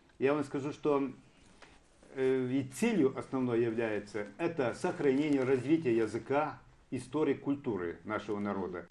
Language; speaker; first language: Russian; non-native, local second language; Gagauz